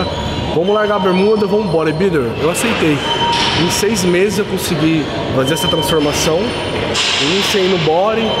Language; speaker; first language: Portuguese; native; Portuguese